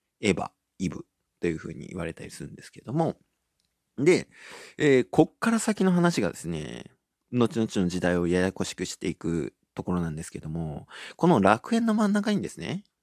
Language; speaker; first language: Japanese; native; Japanese